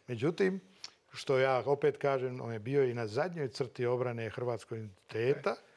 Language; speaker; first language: Croatian; native; Croatian